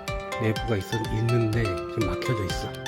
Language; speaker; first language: Korean; native; Korean